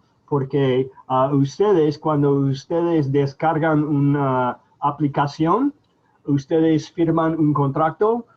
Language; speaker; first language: Spanish; non-native, fluent; English